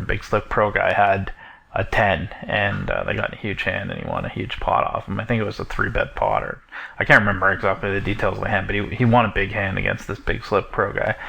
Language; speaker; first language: English; native; English